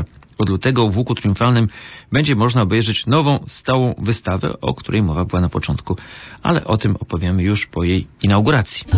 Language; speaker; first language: Polish; native; Polish